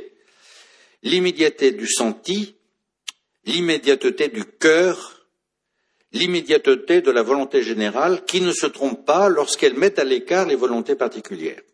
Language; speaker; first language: French; native; French